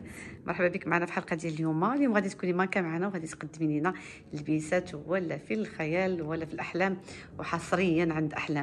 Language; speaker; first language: Arabic; native; Arabic